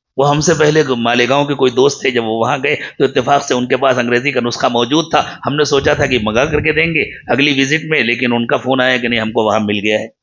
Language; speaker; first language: Urdu; native; Urdu